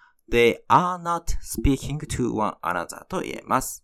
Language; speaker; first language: English; non-native, fluent; Japanese